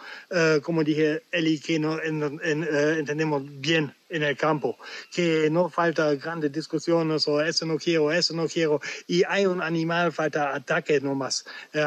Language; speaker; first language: Spanish; non-native, learner; German